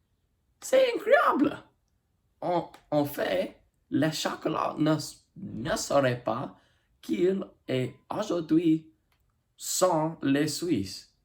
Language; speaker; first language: French; non-native, learner; English